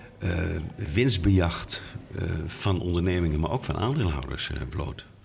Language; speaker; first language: Dutch; native; Dutch